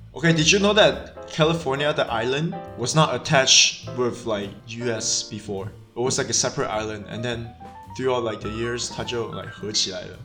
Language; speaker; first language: English; early bilingual, other home language; Chinese